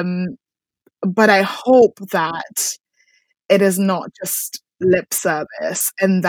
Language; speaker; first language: English; non-native, local second language; Akan